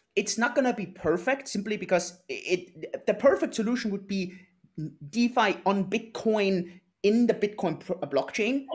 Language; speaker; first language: English; non-native, fluent; German